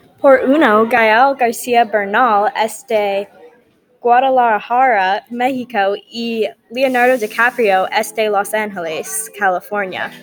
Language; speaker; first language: Spanish; non-native, learner; English